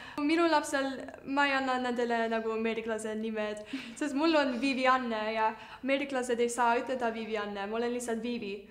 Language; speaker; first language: Estonian; early bilingual, heritage; Estonian